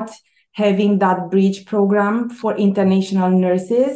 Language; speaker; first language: English; non-native, fluent; Romanian